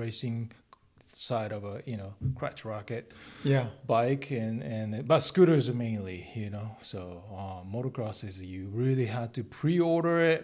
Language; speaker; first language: English; non-native, learner; Japanese